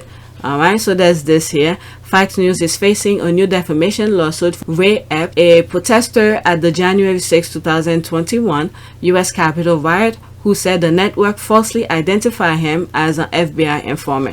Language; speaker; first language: English; non-native, fluent; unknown